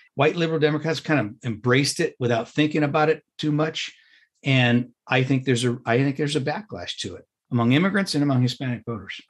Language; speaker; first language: English; native; English